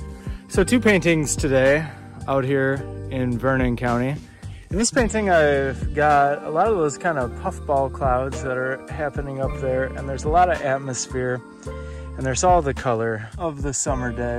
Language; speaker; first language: English; native; English